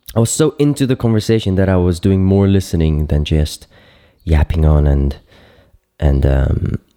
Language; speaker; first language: English; non-native, fluent; Greek